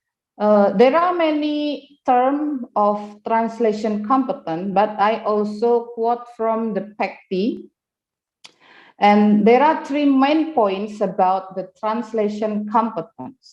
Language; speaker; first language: English; non-native, fluent; Indonesian